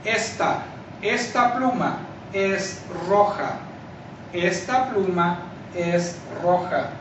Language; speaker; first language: Spanish; non-native, fluent; English